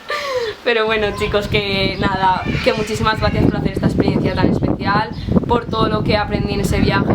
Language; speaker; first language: Spanish; native; Spanish